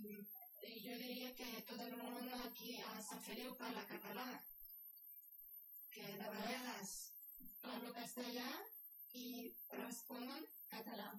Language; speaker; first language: Catalan; non-native, learner; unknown